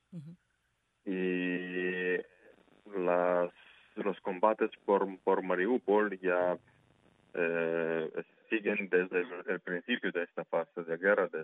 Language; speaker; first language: Spanish; non-native, fluent; Ukrainian